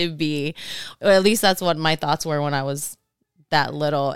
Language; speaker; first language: English; non-native, fluent; Samoan